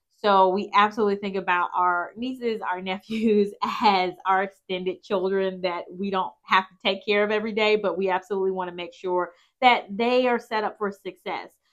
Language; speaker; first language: English; native; English